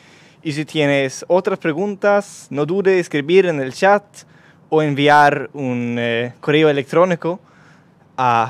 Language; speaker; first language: Spanish; non-native, learner; Swedish